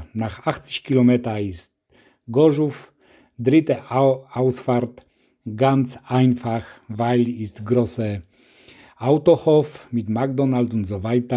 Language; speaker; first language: German; non-native, learner; Polish